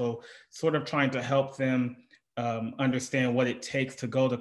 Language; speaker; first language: English; native; English